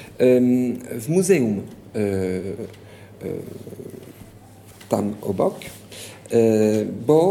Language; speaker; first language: Polish; non-native, fluent; French